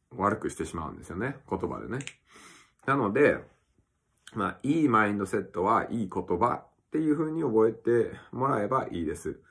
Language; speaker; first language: Japanese; early bilingual, other home language; English